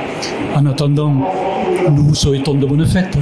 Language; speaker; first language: French; native; French